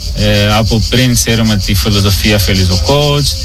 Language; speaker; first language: Greek; non-native, learner; Portuguese